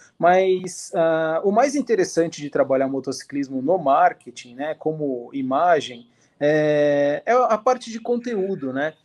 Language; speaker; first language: Portuguese; native; Portuguese